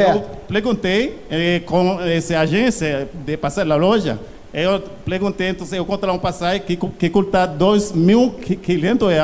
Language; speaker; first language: Portuguese; non-native, learner; Haitian Creole